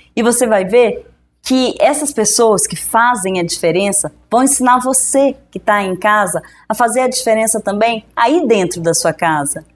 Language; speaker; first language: Portuguese; native; Portuguese